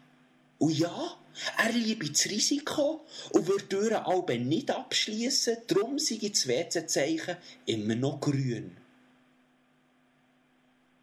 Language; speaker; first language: German; native; German